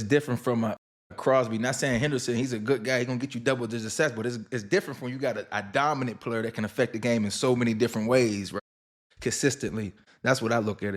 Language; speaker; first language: English; native; English